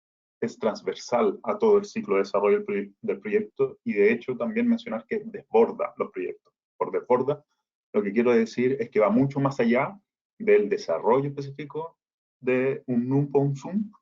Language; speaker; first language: Spanish; native; Spanish